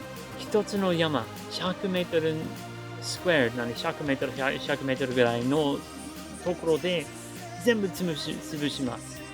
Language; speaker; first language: Japanese; non-native, learner; English